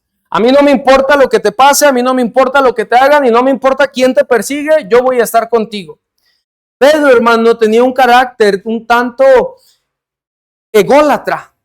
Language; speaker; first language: Spanish; native; Spanish